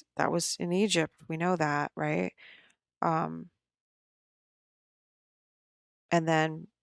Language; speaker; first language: English; native; English